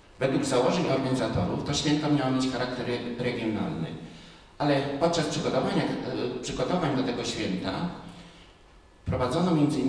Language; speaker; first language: Polish; native; Polish